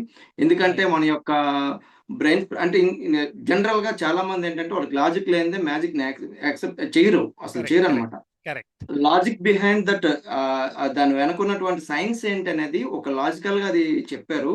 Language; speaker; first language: Telugu; native; Telugu